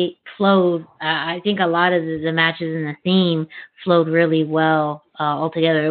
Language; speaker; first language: English; non-native, fluent; Spanish